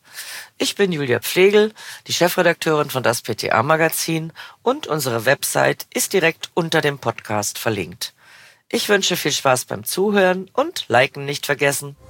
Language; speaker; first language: German; native; German